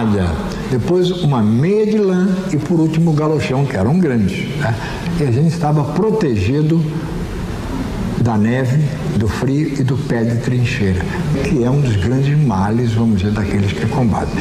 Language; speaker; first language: Portuguese; native; Portuguese